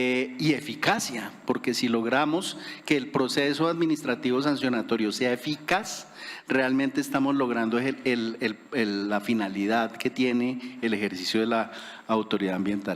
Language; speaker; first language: Spanish; native; Spanish